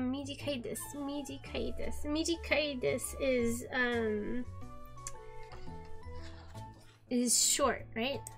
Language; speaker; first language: Japanese; non-native, learner; English